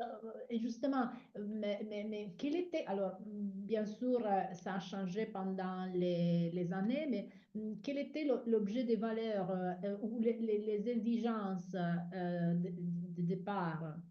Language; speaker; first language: French; non-native, fluent; Italian